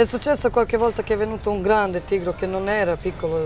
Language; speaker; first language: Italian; non-native, learner; Serbian